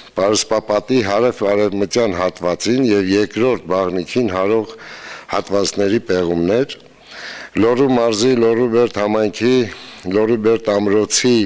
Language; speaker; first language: Armenian; native; Armenian